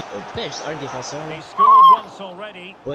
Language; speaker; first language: French; native; French